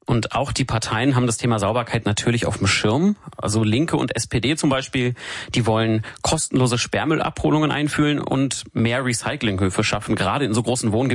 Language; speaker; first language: German; native; German